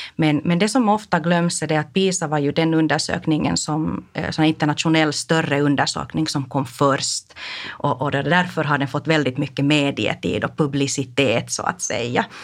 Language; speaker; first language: Swedish; non-native, local second language; Finnish